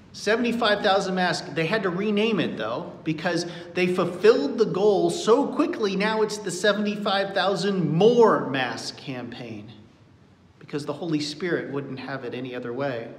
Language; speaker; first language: English; native; English